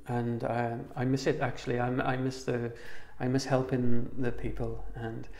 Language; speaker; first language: English; native; English